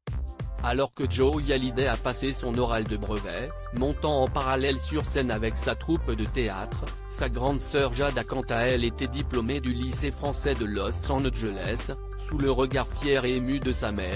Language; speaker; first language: French; native; French